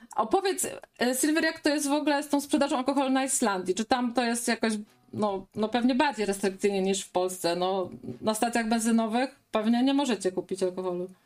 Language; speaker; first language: Polish; native; Polish